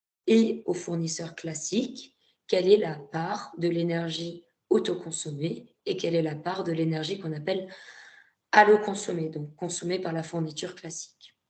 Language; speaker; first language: French; native; French